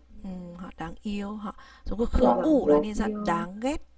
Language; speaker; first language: Vietnamese; native; Vietnamese